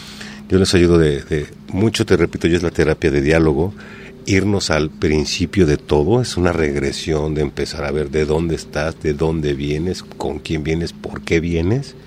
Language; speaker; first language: Spanish; native; Spanish